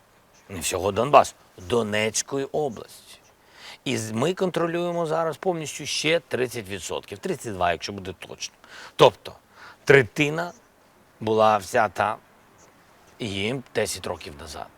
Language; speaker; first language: Ukrainian; non-native, local second language; Russian